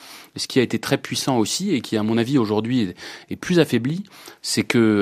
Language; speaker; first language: French; native; French